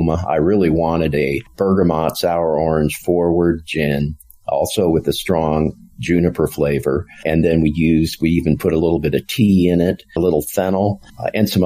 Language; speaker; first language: English; native; English